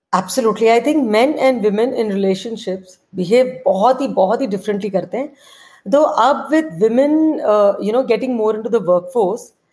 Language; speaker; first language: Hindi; non-native, local second language; Marwari